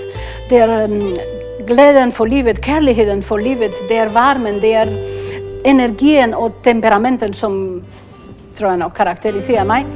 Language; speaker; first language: Danish; non-native, fluent; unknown